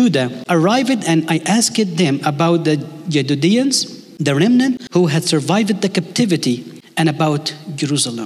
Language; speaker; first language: English; non-native, fluent; Arabic